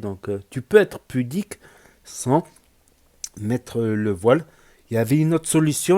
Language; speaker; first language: French; native; French